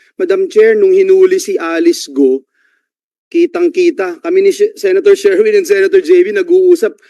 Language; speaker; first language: Filipino; native; Filipino